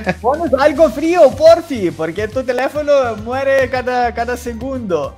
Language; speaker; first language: Spanish; non-native, learner; Ukrainian